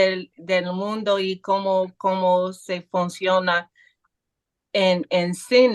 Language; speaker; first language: Spanish; non-native, learner; English